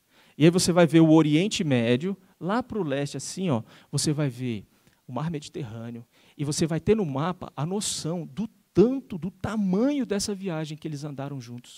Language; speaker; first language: Portuguese; native; Portuguese